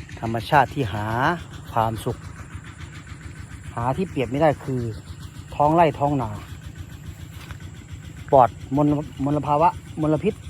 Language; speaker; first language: Thai; native; Thai